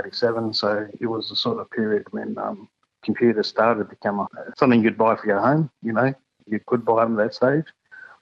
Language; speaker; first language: English; native; English